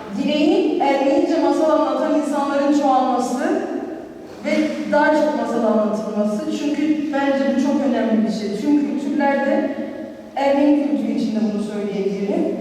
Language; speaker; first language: Turkish; non-native, local second language; Armenian